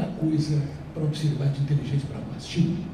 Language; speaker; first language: Portuguese; native; Portuguese